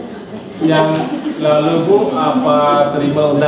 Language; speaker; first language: Indonesian; native; Indonesian